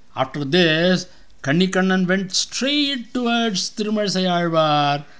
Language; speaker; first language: English; non-native, local second language; Tamil